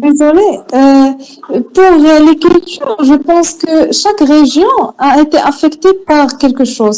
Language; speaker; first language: French; non-native, learner; Arabic